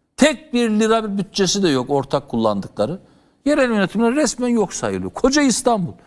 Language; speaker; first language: Turkish; native; Turkish